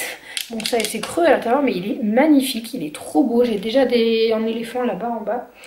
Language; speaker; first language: French; native; French